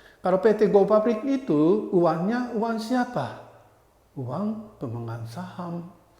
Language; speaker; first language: Indonesian; non-native, fluent; Japanese